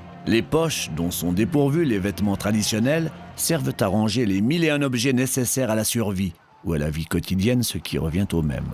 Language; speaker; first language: French; native; French